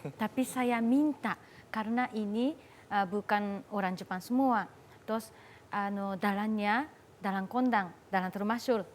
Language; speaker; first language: Indonesian; non-native, fluent; Japanese